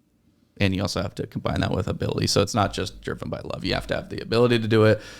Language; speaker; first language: English; native; English